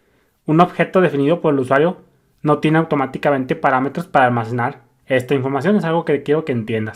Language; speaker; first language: Spanish; native; Spanish